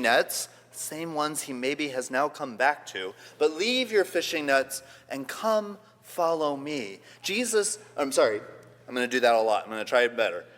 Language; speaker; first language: English; native; English